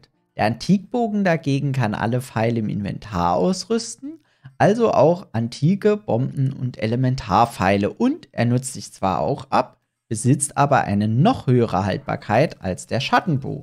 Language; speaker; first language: German; native; German